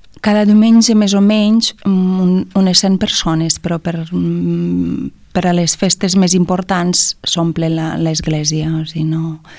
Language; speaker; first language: Catalan; non-native, fluent; Romanian